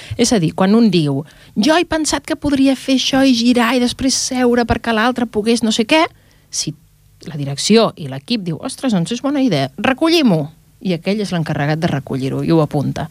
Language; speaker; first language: Catalan; native; Catalan